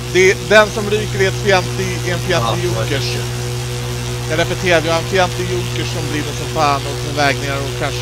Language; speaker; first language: Swedish; native; Swedish